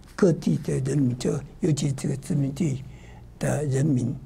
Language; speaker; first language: Chinese; non-native, local second language; Min Nan Chinese